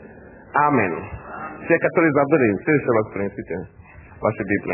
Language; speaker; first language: Russian; non-native, learner; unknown